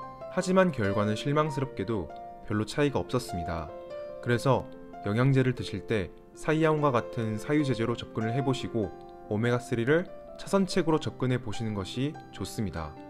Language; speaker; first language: Korean; native; Korean